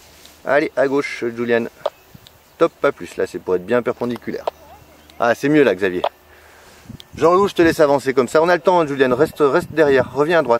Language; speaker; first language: French; native; French